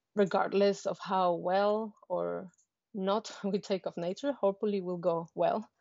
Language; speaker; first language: English; non-native, fluent; Spanish